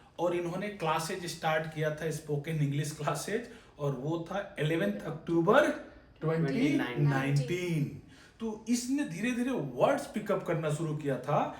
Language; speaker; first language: Hindi; native; Hindi